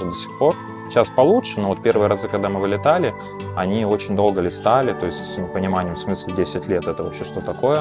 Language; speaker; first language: Russian; native; Russian